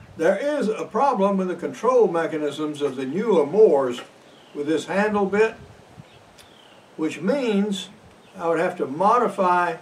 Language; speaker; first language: English; native; English